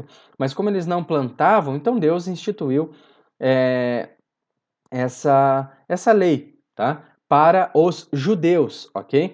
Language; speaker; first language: Portuguese; native; Portuguese